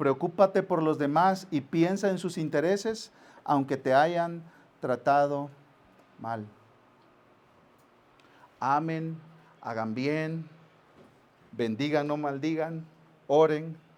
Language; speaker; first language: Spanish; native; Spanish